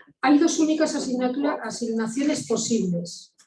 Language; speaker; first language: Spanish; native; Spanish